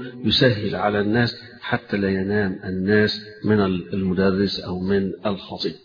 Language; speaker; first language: Arabic; native; Arabic